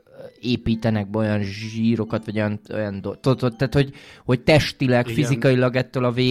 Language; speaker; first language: Hungarian; native; Hungarian